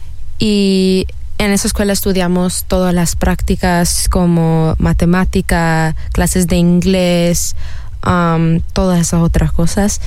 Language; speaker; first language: Spanish; early bilingual, heritage; Spanish